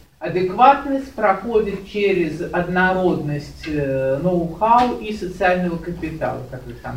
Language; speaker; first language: Russian; native; Russian